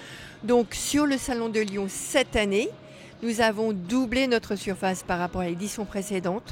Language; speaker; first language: French; native; French